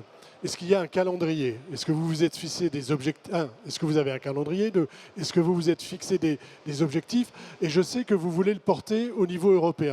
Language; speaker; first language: French; native; French